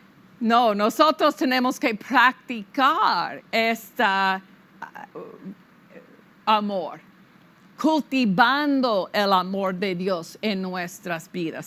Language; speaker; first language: Spanish; non-native, fluent; English